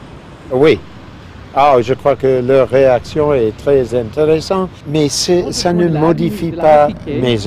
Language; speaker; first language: French; non-native, fluent; English